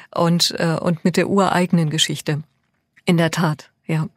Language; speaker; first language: German; early bilingual, other home language; Persian